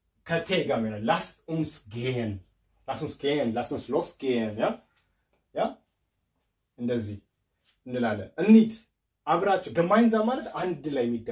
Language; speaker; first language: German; non-native, learner; Amharic